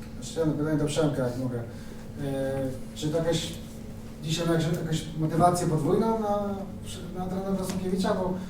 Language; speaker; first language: Polish; native; Polish